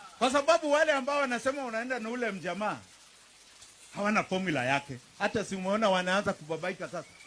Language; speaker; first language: Swahili; non-native, local second language; Kikuyu